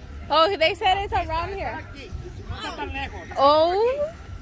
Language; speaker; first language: English; early bilingual, other home language; Spanish